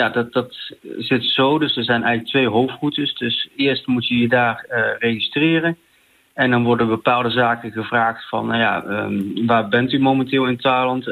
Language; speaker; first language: Dutch; native; Dutch